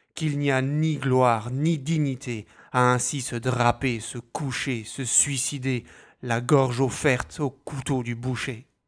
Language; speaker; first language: French; native; French